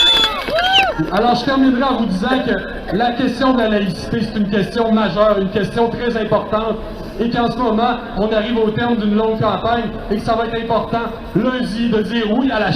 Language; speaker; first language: French; native; French